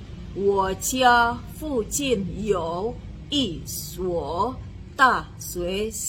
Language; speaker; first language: Chinese; non-native, learner; Indonesian